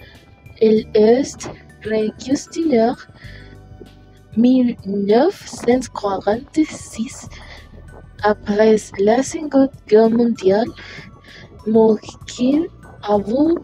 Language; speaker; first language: French; non-native, learner; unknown